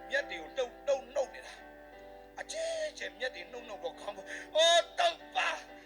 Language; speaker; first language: Burmese; non-native, local second language; Hakha Chin